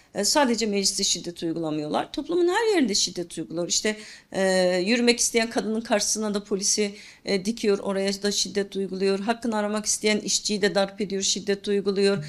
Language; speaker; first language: Turkish; non-native, local second language; Kurdish